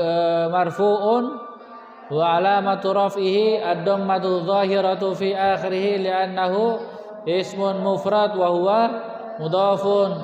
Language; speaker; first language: Arabic; non-native, fluent; Indonesian